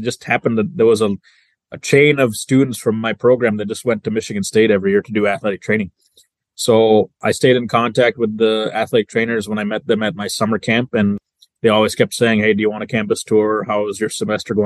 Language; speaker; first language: English; native; English